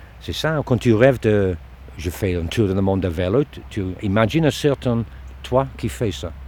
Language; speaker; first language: French; non-native, learner; English